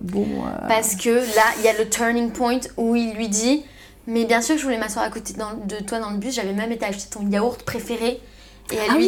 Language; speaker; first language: French; native; French